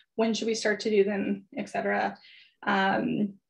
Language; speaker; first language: English; native; English